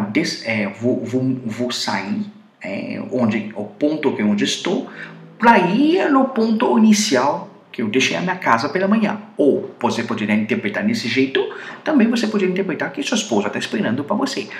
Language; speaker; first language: Portuguese; non-native, fluent; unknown